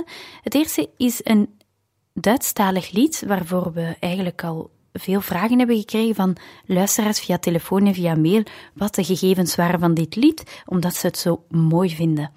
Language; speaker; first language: Dutch; native; Dutch